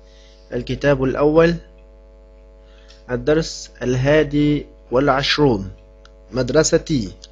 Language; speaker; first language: Arabic; non-native, fluent; Uyghur